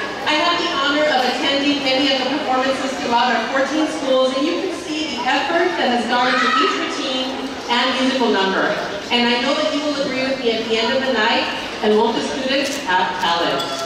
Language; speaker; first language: English; early bilingual, other home language; Spanish